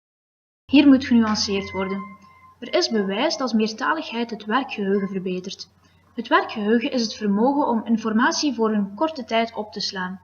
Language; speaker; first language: Dutch; native; Dutch